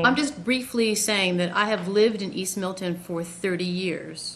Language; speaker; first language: English; native; English